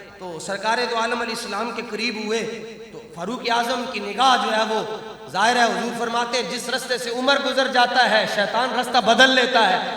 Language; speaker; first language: Urdu; non-native, local second language; Punjabi